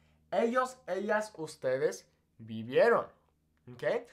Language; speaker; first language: Spanish; non-native, fluent; English